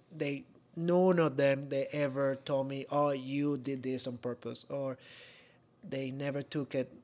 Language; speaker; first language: English; non-native, fluent; Spanish